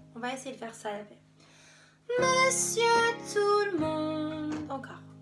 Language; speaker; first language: French; non-native, fluent; English